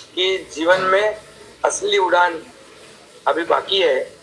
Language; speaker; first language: Hindi; non-native, local second language; Marathi